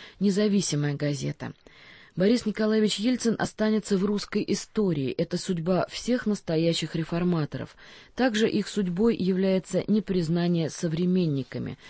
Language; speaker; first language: Russian; native; Russian